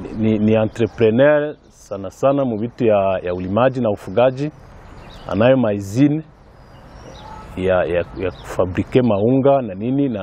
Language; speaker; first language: Swahili; native; Swahili